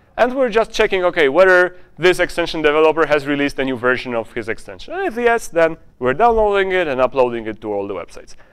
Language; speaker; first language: English; non-native, fluent; Polish